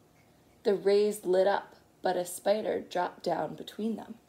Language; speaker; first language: English; native; English